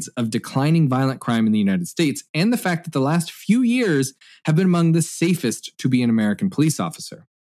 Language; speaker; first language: English; native; English